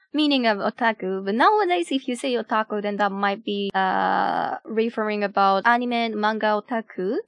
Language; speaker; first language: English; non-native, fluent; Japanese